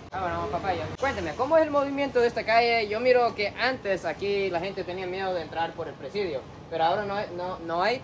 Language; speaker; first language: Spanish; non-native, fluent; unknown